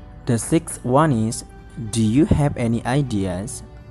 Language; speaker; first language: English; non-native, fluent; Indonesian